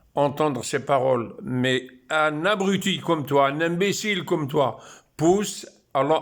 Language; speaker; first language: French; non-native, local second language; Arabic